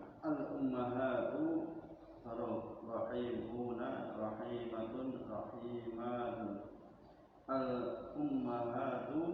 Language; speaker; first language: Arabic; non-native, learner; Indonesian